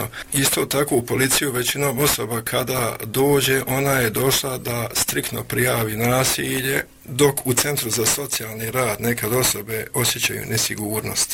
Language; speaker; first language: Bosnian; native; Bosnian